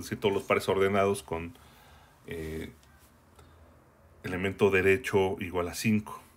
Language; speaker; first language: Spanish; native; Spanish